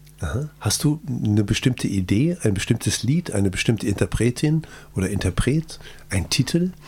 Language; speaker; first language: German; native; German